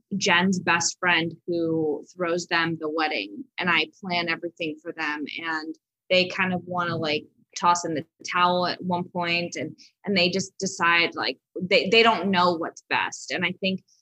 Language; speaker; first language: English; native; English